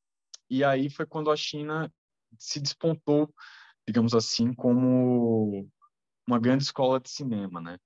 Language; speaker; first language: Portuguese; native; Portuguese